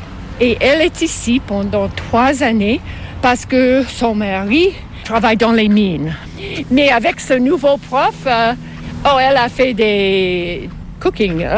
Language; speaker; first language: French; non-native, local second language; English